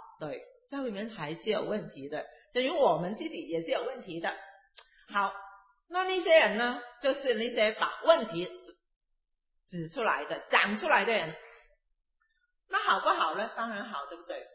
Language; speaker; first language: Chinese; non-native, local second language; Cantonese